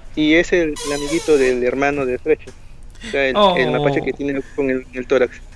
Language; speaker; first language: Spanish; native; Spanish